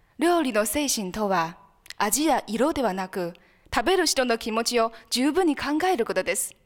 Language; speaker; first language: Japanese; non-native, fluent; Chinese